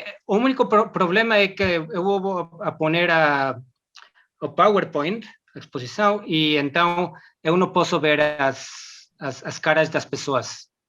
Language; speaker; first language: Portuguese; non-native, learner; Spanish